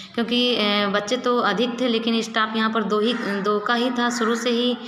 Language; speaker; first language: Hindi; native; Hindi